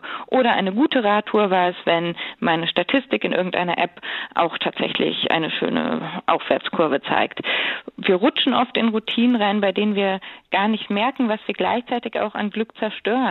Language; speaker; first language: German; native; German